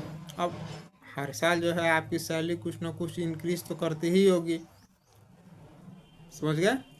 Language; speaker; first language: Hindi; native; Hindi